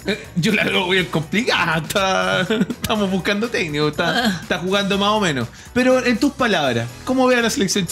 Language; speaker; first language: Spanish; native; Spanish